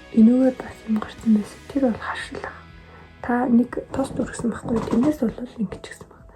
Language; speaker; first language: Mongolian; non-native, local second language; Kazakh